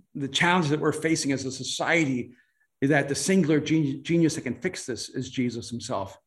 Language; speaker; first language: English; non-native, fluent; Spanish